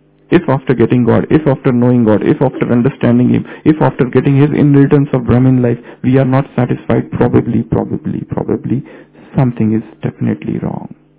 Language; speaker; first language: English; non-native, local second language; Marathi